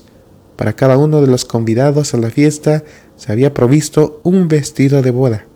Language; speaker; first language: Spanish; native; Spanish